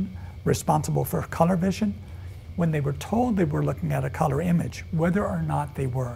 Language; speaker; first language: English; native; English